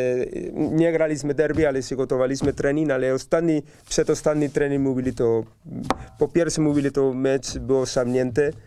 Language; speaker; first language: Polish; non-native, learner; Spanish